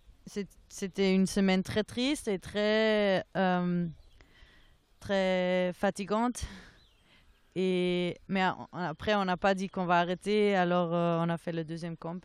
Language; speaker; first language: French; non-native, fluent; German